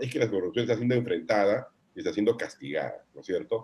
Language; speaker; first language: Spanish; native; Spanish